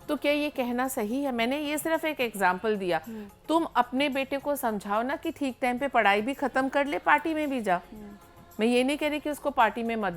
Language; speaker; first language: Hindi; native; Hindi